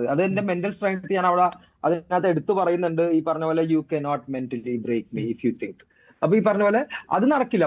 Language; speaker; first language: Malayalam; native; Malayalam